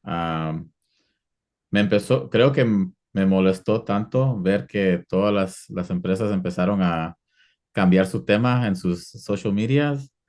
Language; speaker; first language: Spanish; early bilingual, heritage; Spanish